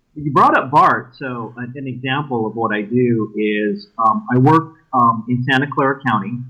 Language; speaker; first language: English; native; English